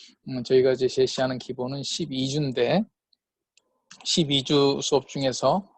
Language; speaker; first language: Korean; native; Korean